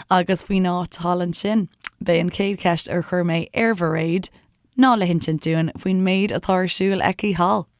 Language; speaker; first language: Irish; native; Irish